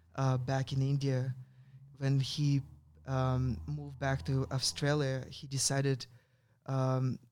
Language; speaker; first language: English; non-native, fluent; Russian